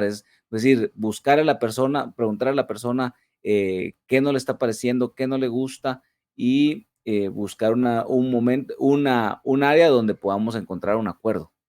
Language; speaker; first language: Spanish; native; Spanish